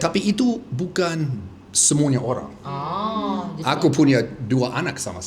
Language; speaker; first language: Indonesian; non-native, fluent; English